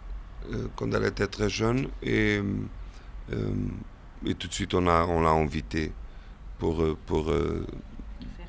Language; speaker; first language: French; non-native, fluent; Portuguese